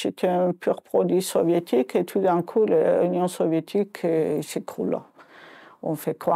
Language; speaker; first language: French; non-native, fluent; Azerbaijani